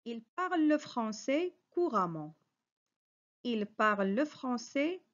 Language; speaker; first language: French; non-native, local second language; Arabic